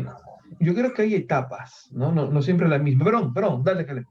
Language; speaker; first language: Spanish; native; Spanish